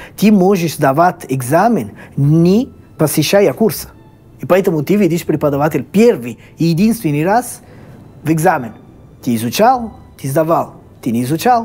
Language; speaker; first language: Russian; non-native, fluent; Italian